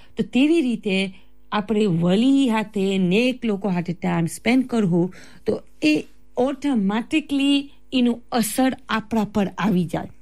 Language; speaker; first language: Gujarati; early bilingual, heritage; Gujarati